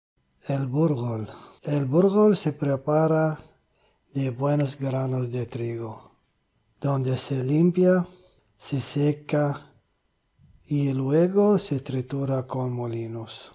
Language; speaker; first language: Spanish; non-native, fluent; Arabic